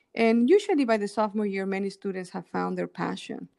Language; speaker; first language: English; non-native, fluent; Spanish